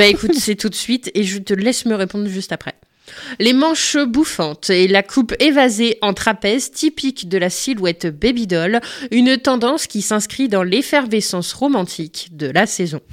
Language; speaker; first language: French; native; French